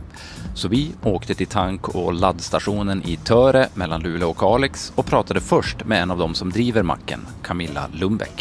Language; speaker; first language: Swedish; native; Swedish